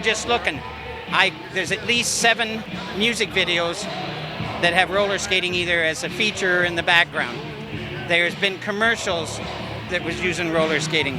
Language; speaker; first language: English; native; English